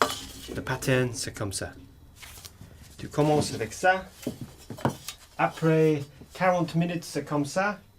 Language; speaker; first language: French; non-native, learner; English